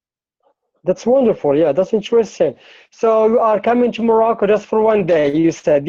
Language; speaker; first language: English; non-native, fluent; Arabic